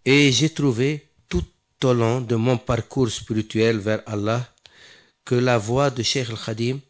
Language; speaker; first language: French; non-native, local second language; Wolof